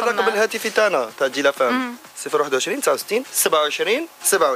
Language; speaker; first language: Arabic; native; Arabic